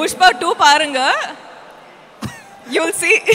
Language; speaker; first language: Tamil; non-native, learner; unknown